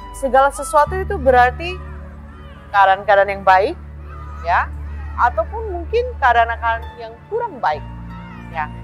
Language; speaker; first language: Indonesian; early bilingual, heritage; Indonesian